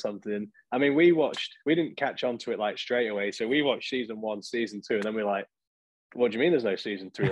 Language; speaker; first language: English; native; English